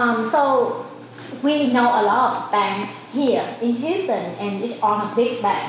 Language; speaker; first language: English; non-native, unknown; Vietnamese